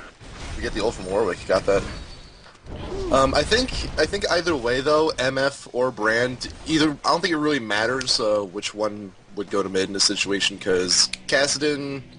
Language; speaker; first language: English; native; English